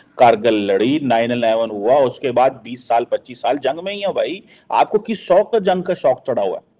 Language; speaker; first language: Urdu; non-native, local second language; Punjabi